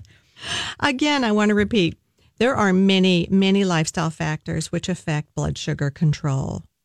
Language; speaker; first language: English; native; English